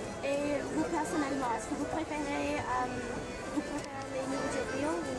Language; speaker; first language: French; non-native, learner; English